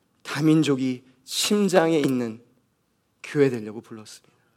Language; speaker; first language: Korean; native; Korean